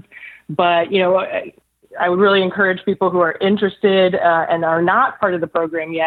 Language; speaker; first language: English; native; English